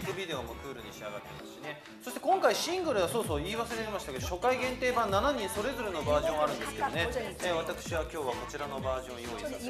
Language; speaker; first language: Japanese; native; Japanese